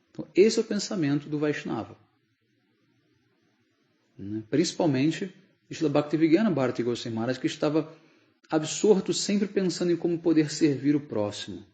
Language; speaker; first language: Portuguese; native; Portuguese